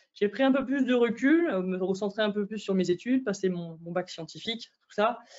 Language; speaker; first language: French; native; French